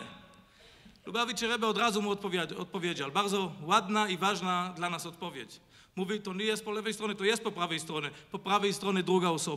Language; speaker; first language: Polish; non-native, fluent; Hebrew